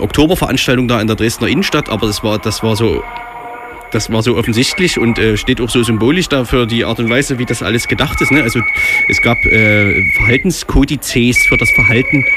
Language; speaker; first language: German; native; German